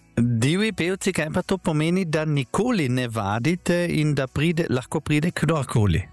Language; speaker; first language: Slovenian; native; Slovenian